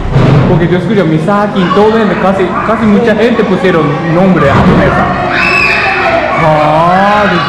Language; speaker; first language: Spanish; non-native, learner; Japanese